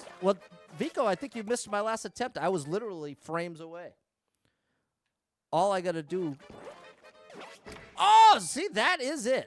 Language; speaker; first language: English; native; English